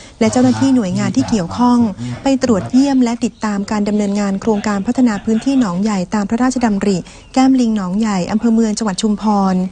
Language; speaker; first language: Thai; native; Thai